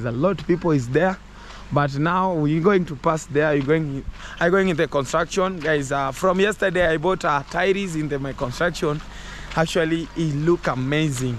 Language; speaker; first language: English; non-native, learner; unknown